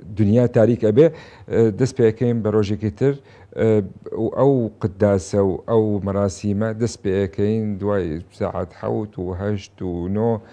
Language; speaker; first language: Central Kurdish; non-native, local second language; Syriac